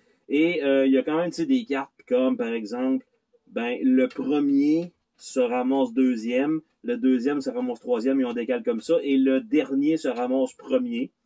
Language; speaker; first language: French; native; French